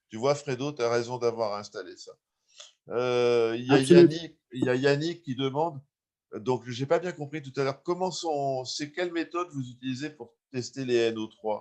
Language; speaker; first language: French; native; French